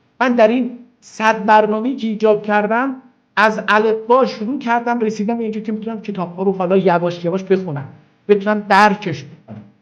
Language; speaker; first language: Persian; non-native, local second language; Azerbaijani